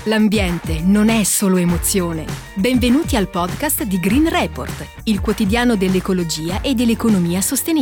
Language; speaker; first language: Italian; native; Italian